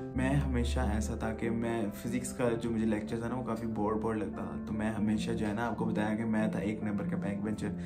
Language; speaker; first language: Urdu; non-native, local second language; Punjabi